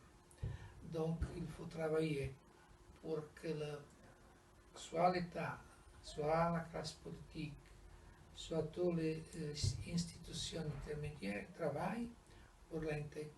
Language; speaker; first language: French; non-native, fluent; Italian